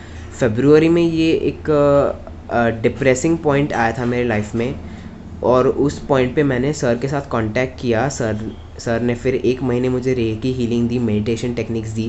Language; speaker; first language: Hindi; native; Hindi